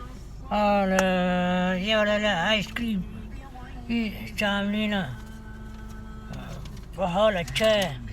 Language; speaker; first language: Hindi; non-native, learner; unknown